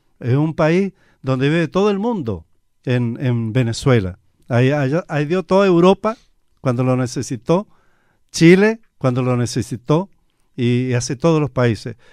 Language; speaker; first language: Spanish; native; Spanish